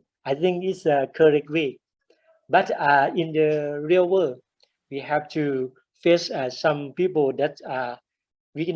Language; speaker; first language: English; non-native, learner; Thai